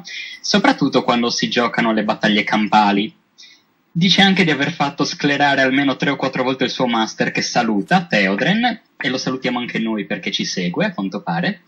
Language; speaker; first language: Italian; native; Italian